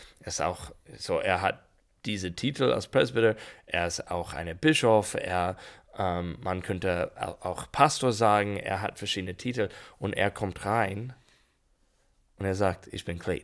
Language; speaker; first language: German; non-native, learner; English